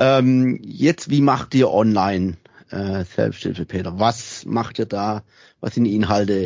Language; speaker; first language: German; native; German